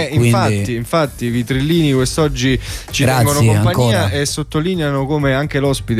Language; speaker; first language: Italian; native; Italian